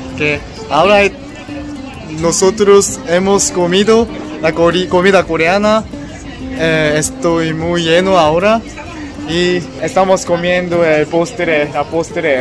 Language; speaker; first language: Spanish; non-native, learner; Korean